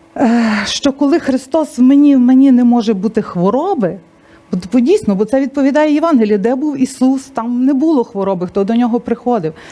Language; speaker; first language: Ukrainian; native; Ukrainian